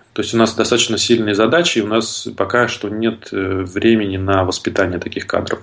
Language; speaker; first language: Russian; native; Russian